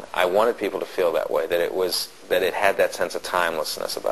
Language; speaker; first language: English; native; English